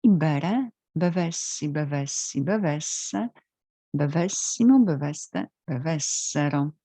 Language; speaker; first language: Italian; non-native, fluent; Polish